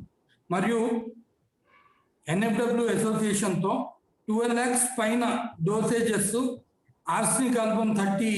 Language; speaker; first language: Telugu; native; Telugu